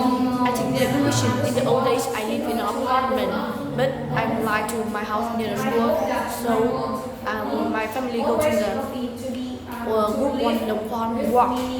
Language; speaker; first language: English; non-native, learner; Vietnamese